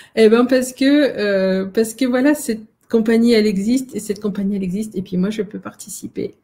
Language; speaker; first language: French; native; French